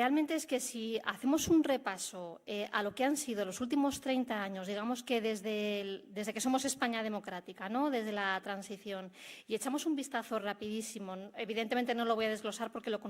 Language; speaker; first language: Spanish; native; Spanish